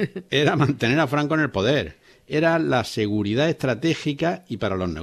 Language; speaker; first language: Spanish; native; Spanish